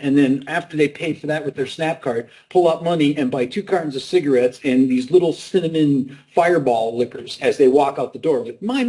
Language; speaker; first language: English; native; English